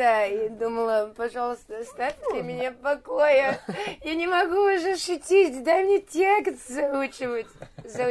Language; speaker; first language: Russian; early bilingual, heritage; Russian